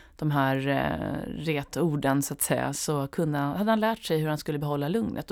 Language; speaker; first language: Swedish; native; Swedish